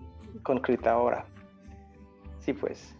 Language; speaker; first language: Spanish; non-native, fluent; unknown